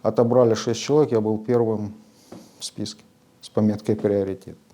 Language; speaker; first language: Russian; native; Russian